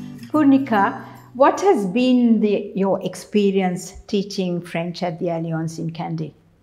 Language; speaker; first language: English; non-native, local second language; Sinhala